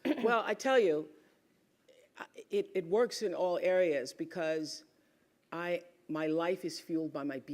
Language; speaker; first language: English; native; English